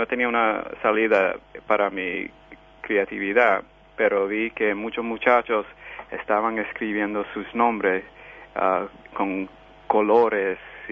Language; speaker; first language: Spanish; early bilingual, heritage; Spanish